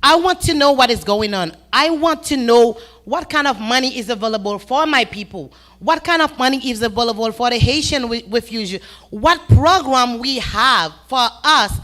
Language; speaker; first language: English; non-native, fluent; Haitian Creole